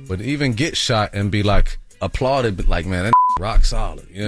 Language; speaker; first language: English; native; English